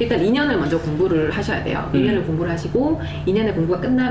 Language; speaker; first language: Korean; native; Korean